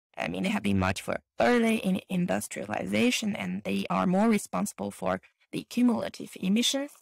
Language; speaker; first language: English; non-native, fluent; Chinese